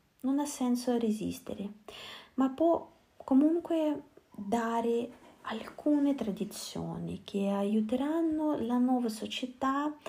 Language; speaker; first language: Italian; non-native, learner; Russian